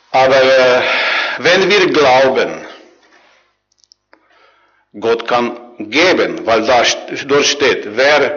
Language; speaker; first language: German; non-native, learner; Croatian